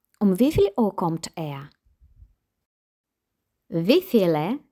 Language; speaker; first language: German; non-native, fluent; Ukrainian